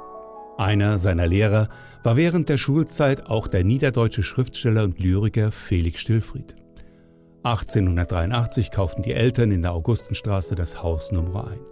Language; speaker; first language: German; native; German